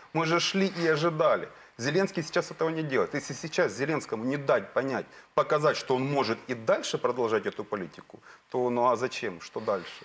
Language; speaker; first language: Russian; native; Russian